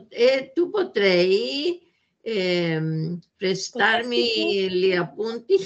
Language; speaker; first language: Italian; non-native, learner; Spanish